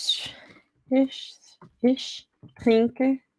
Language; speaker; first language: German; non-native, learner; English